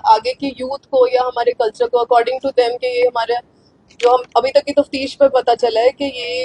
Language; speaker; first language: Hindi; non-native, local second language; Punjabi